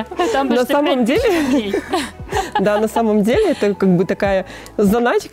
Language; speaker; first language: Russian; native; Russian